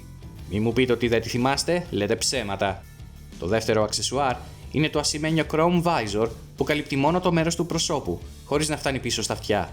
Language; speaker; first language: Greek; native; Greek